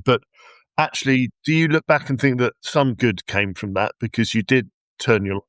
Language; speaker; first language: English; native; English